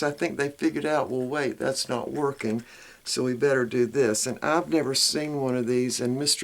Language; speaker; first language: English; native; English